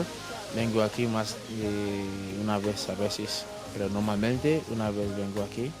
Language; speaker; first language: Spanish; non-native, fluent; Yoruba